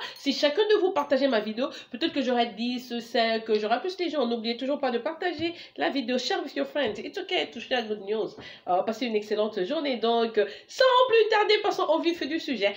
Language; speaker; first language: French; non-native, local second language; Lingala